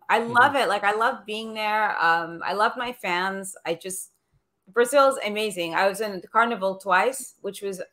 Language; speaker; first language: English; early bilingual, other home language; Portuguese